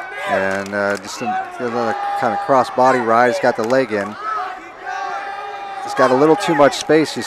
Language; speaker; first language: English; native; English